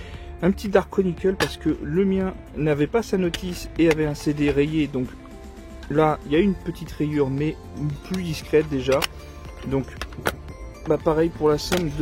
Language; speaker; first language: French; native; French